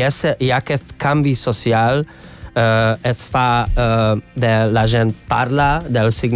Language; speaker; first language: Catalan; non-native, fluent; Hungarian